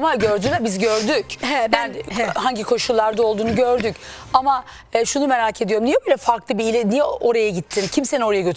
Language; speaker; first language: Turkish; native; Turkish